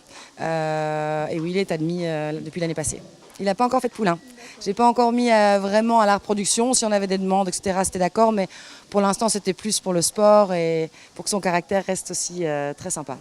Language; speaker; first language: French; native; French